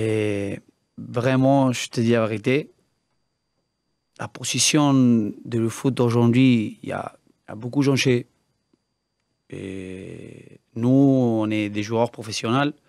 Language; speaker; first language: French; non-native, learner; Spanish